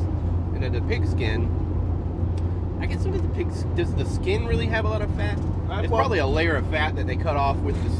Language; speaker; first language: English; native; English